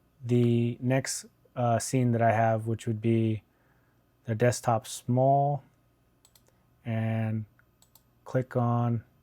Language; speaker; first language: English; native; English